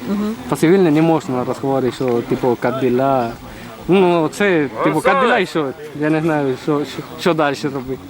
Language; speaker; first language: Ukrainian; non-native, learner; Spanish